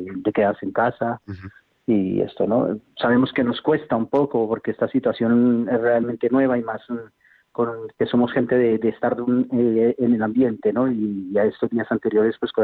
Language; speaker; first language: Spanish; native; Spanish